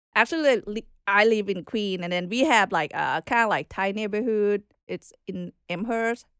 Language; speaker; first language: English; non-native, learner; Thai